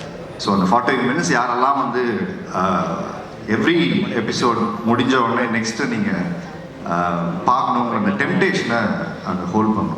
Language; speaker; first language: Tamil; native; Tamil